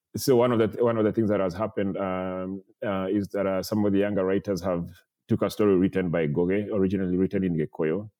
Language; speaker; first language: English; non-native, local second language; Kikuyu